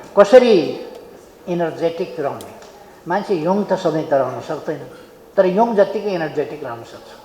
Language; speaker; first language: Nepali; native; Nepali